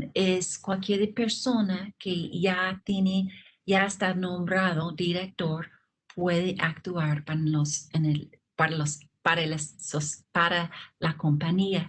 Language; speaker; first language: Spanish; non-native, fluent; English